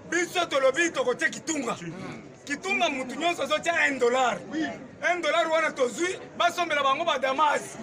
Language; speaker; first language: Lingala; non-native, local second language; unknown